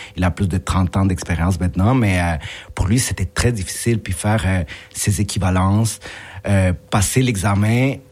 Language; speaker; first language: French; early bilingual, other home language; Spanish